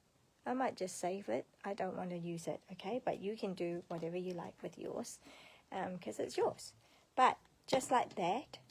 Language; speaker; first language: English; native; English